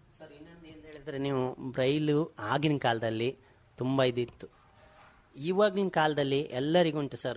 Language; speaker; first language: Kannada; non-native, local second language; Konkani